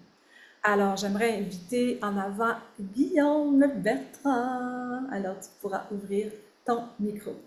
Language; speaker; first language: French; native; French